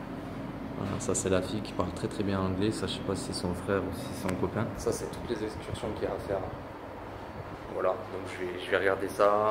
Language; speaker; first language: French; native; French